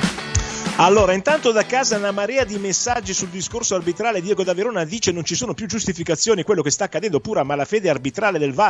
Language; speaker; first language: Italian; native; Italian